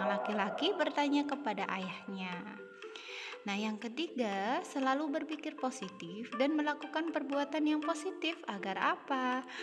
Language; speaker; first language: Indonesian; native; Indonesian